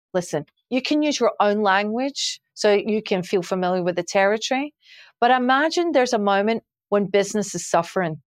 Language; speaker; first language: English; native; English